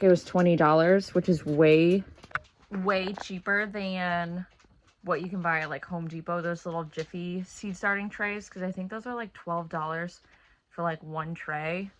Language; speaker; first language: English; native; English